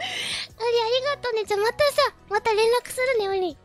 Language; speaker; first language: Japanese; native; Japanese